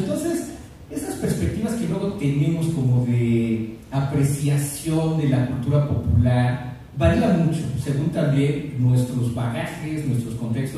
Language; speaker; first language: Spanish; native; Spanish